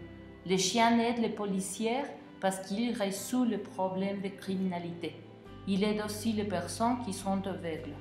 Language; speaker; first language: French; non-native, learner; Spanish